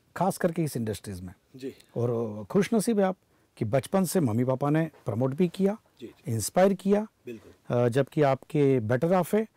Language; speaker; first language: Hindi; non-native, local second language; Gujarati